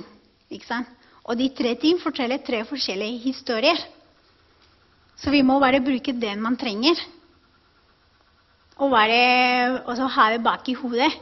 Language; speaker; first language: Norwegian; non-native, fluent; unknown